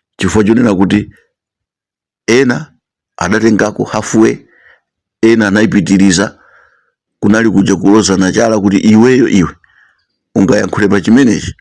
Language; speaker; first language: Nyanja; native; Nyanja